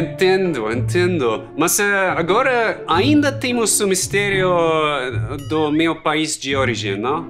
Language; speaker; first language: Portuguese; non-native, learner; German